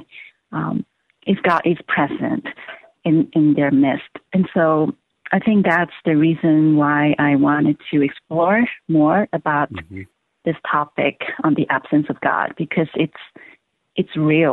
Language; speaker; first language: English; non-native, local second language; Cantonese